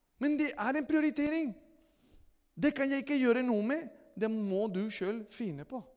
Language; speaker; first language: Norwegian; non-native, fluent; Spanish